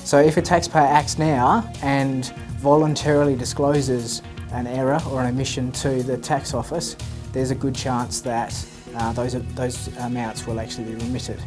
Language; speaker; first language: English; native; English